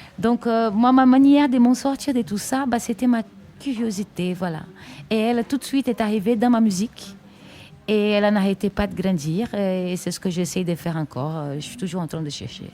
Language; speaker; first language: French; non-native, fluent; Portuguese